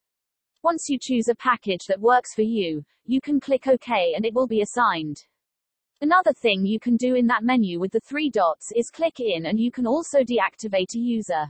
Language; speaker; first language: English; native; English